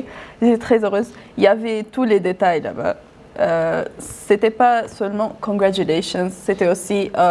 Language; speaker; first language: French; non-native, local second language; Arabic